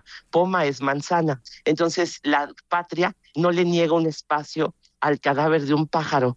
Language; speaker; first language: Spanish; native; Spanish